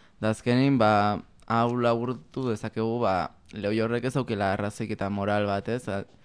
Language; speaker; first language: Basque; native; Basque